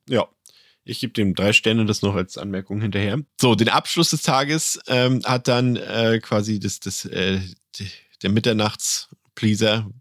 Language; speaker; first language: German; native; German